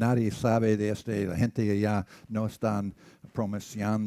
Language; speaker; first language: Spanish; non-native, learner; English